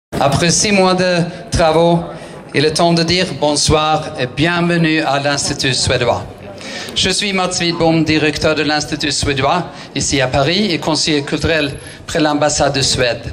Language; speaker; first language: French; non-native, fluent; Swedish